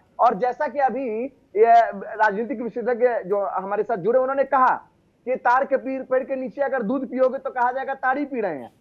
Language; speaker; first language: Hindi; native; Hindi